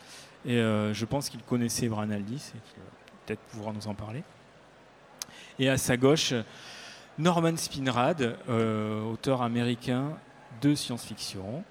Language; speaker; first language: French; native; French